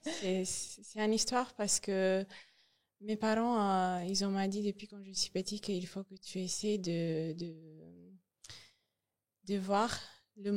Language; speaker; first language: French; non-native, learner; Romanian